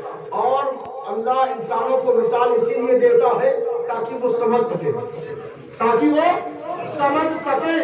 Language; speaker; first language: Urdu; native; Urdu